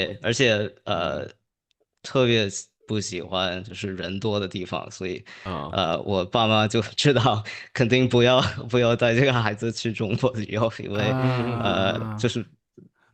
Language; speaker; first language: Chinese; early bilingual, heritage; English